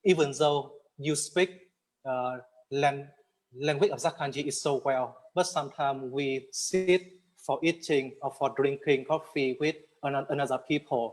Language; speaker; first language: English; non-native, learner; Vietnamese